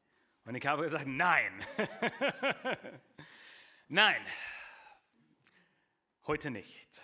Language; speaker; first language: German; non-native, fluent; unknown